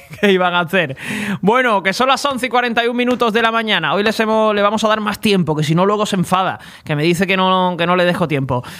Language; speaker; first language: Spanish; native; Spanish